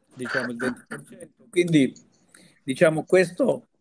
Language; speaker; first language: Italian; native; Italian